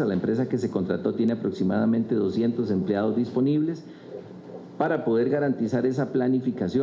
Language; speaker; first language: Spanish; native; Spanish